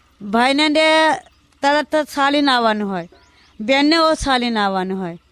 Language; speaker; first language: Gujarati; non-native, local second language; Bhili